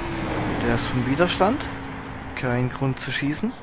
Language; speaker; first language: German; native; German